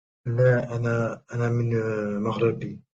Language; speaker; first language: Arabic; non-native, learner; French